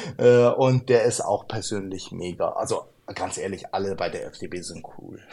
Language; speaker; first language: German; early bilingual, other home language; Arabic